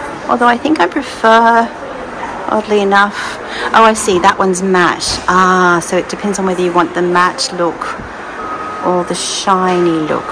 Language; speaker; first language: English; native; English